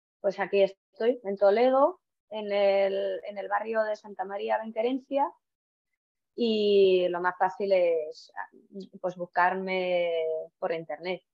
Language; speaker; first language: Spanish; non-native, fluent; Estonian